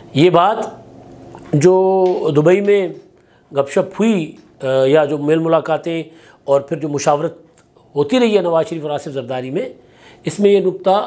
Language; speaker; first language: Urdu; non-native, local second language; Sindhi